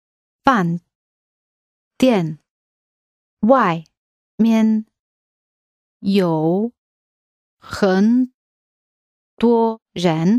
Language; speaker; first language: Chinese; non-native, learner; English